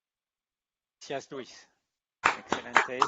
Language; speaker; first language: Spanish; non-native, learner; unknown